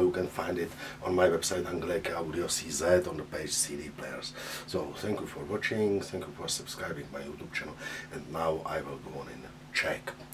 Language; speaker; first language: English; non-native, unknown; Czech